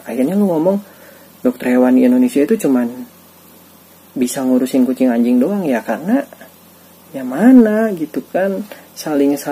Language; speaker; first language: Indonesian; native; Indonesian